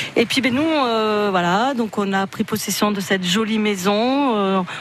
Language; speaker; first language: French; native; French